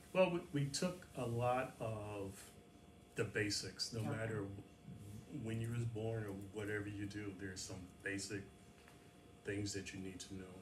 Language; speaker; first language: English; native; English